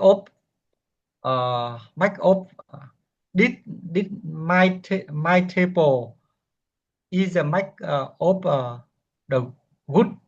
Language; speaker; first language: English; non-native, learner; Vietnamese